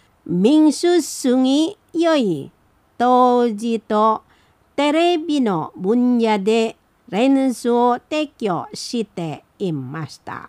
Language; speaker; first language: Japanese; non-native, fluent; Indonesian